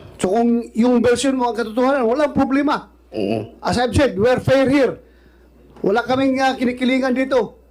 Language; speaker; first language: Filipino; non-native, local second language; Cebuano